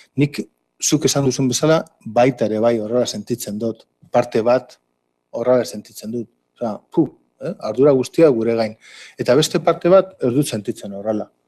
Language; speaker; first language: Basque; native; Basque